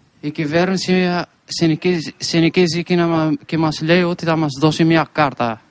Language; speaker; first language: Greek; non-native, fluent; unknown